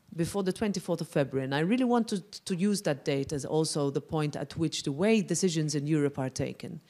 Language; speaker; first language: English; non-native, local second language; Maltese